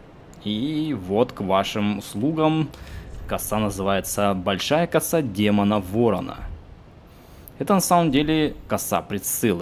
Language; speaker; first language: Russian; native; Russian